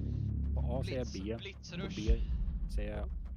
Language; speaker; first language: Swedish; native; Swedish